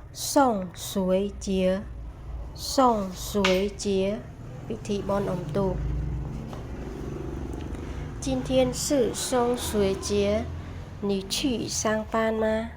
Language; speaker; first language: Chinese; non-native, fluent; Khmer